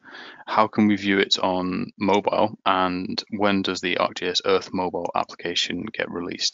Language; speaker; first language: English; native; English